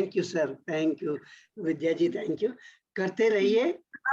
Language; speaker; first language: Hindi; native; Hindi